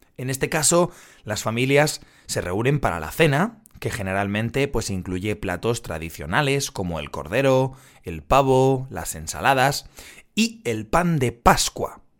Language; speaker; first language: Spanish; native; Spanish